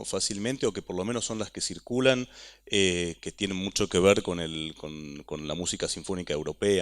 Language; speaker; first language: Spanish; native; Spanish